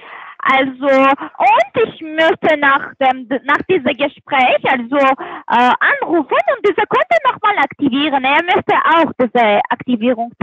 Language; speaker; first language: German; non-native, learner; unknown